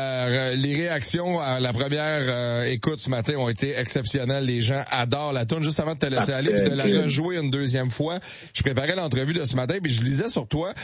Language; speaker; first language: French; native; French